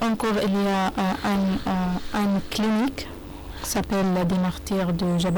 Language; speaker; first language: French; non-native, learner; Arabic